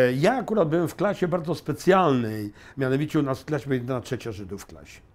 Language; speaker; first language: Polish; native; Polish